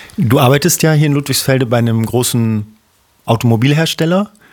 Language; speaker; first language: German; native; German